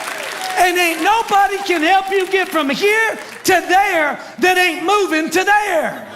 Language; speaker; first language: English; native; English